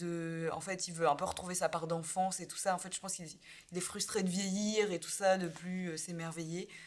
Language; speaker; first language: French; native; French